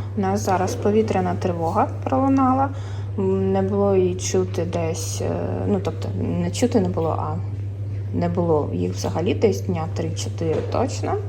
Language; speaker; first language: Ukrainian; non-native, local second language; Russian